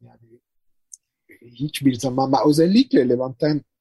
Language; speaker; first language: Turkish; non-native, fluent; Italian